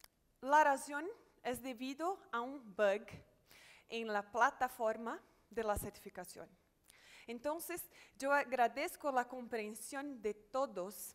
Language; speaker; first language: Spanish; non-native, fluent; Portuguese